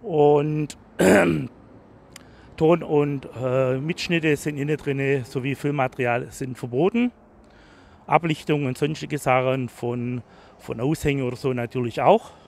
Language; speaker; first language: German; native; German